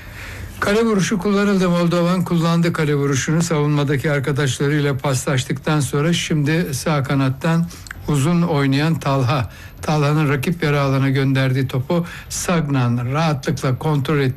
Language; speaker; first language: Turkish; native; Turkish